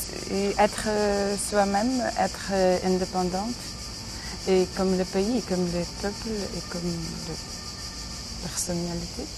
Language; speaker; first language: French; non-native, learner; Ukrainian